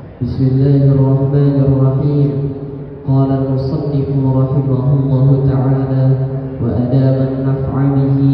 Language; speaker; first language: Arabic; non-native, learner; Indonesian